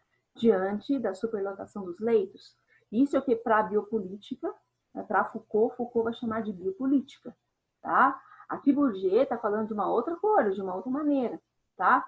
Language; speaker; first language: Portuguese; native; Portuguese